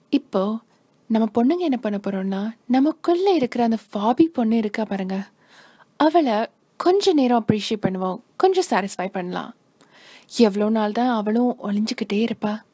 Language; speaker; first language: Tamil; early bilingual, heritage; Tamil